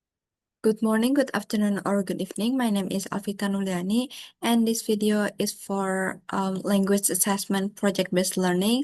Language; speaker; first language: English; non-native, learner; Indonesian